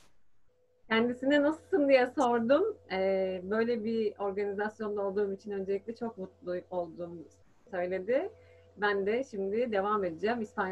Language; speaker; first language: Turkish; native; Turkish